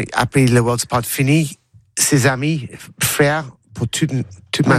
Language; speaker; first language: French; non-native, learner; English